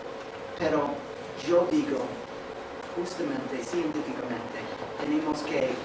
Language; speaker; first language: Spanish; non-native, fluent; English